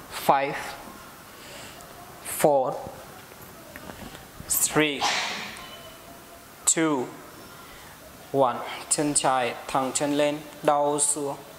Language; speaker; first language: Vietnamese; non-native, learner; Hindi